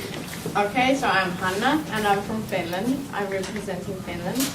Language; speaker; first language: English; non-native, fluent; Finnish